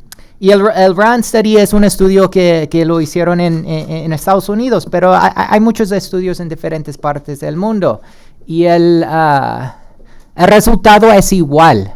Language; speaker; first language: Spanish; early bilingual, heritage; Spanish